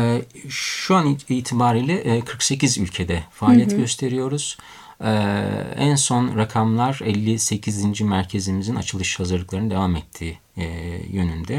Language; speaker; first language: Turkish; native; Turkish